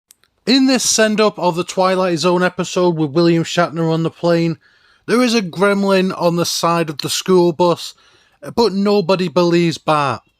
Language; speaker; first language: English; native; English